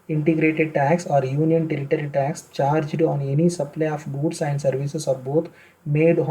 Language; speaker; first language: English; non-native, local second language; Kannada